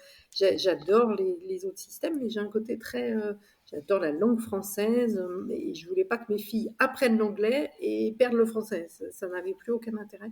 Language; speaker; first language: French; native; French